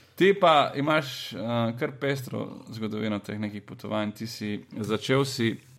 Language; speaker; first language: Slovenian; native; Slovenian